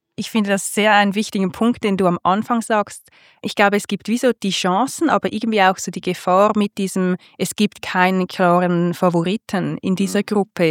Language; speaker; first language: German; native; German